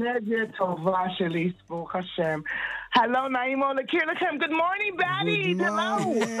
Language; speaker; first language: Hebrew; non-native, learner; English